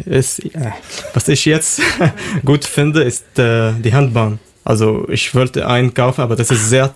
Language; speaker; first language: German; non-native, learner; Arabic